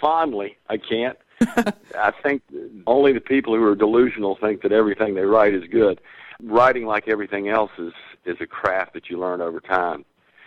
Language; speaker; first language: English; native; English